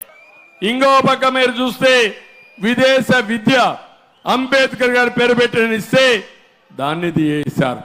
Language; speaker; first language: Telugu; native; Telugu